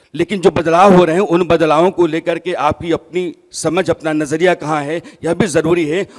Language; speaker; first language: Hindi; native; Hindi